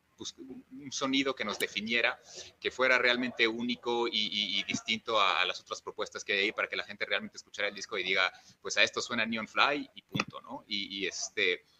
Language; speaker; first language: Spanish; native; Spanish